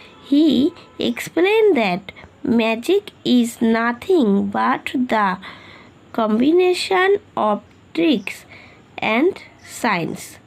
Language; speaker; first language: English; non-native, local second language; Bangla